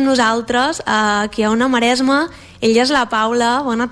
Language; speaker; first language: Catalan; native; Catalan